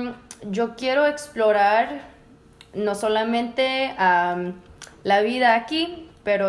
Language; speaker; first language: Spanish; early bilingual, heritage; Spanish